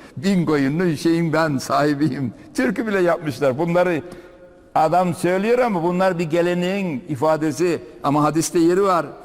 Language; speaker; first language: Turkish; native; Turkish